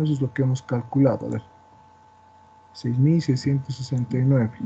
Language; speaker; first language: Spanish; native; Spanish